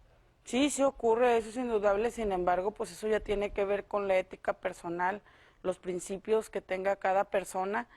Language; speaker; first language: Spanish; native; Spanish